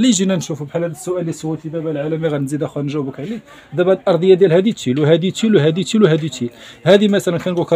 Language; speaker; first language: Arabic; native; Arabic